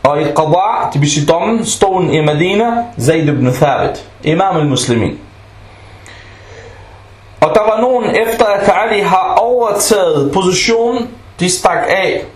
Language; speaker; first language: Danish; non-native, local second language; Arabic